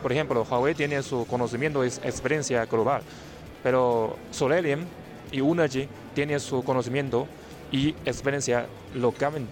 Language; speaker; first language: Spanish; non-native, learner; Chinese